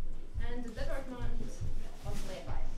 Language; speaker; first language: English; non-native, learner; French